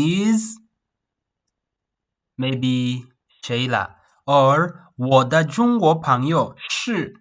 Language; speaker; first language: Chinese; non-native, fluent; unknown